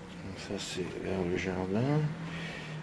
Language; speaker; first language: French; native; French